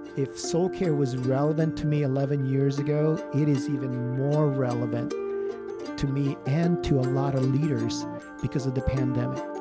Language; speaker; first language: English; early bilingual, other home language; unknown